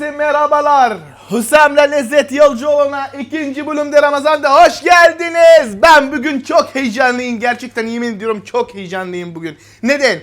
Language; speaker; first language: Turkish; non-native, fluent; Arabic